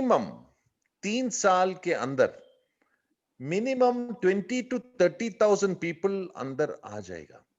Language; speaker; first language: Hindi; non-native, learner; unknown